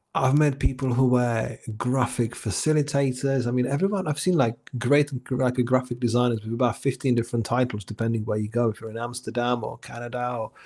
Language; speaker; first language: English; non-native, fluent; Czech